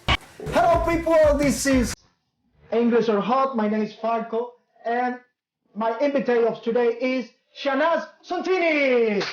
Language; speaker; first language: English; non-native, learner; Spanish